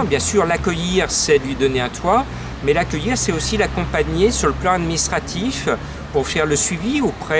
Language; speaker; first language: French; native; French